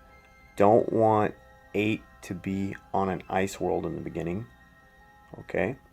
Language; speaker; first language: English; native; English